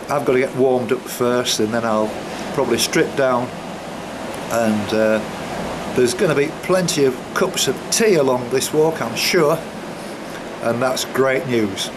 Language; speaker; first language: English; native; English